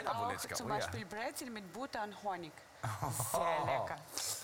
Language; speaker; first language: German; non-native, fluent; Russian